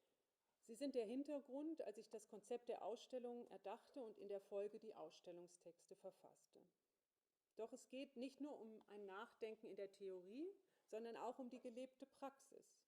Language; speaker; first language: German; native; German